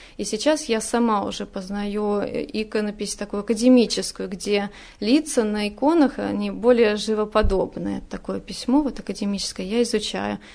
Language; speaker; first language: Russian; native; Russian